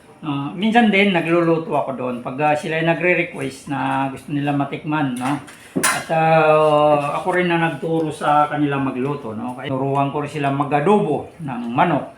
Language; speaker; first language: Filipino; native; Filipino